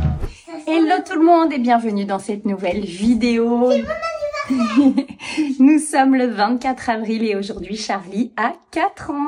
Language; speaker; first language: French; native; French